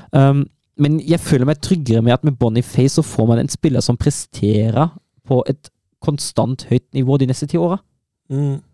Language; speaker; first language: Norwegian; non-native, fluent; German